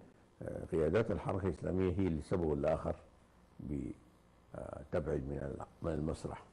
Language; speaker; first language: Arabic; native; Arabic